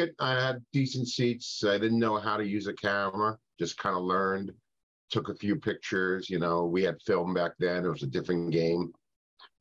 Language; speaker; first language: English; native; English